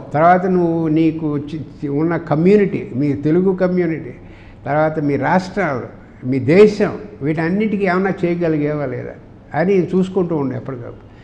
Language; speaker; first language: Telugu; native; Telugu